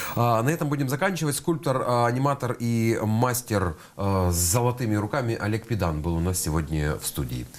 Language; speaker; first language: Russian; native; Russian